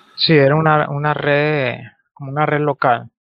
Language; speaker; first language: Spanish; native; Spanish